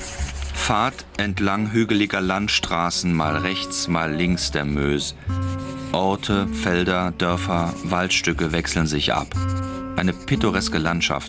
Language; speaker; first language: German; native; German